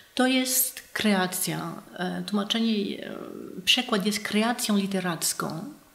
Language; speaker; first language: Polish; non-native, fluent; French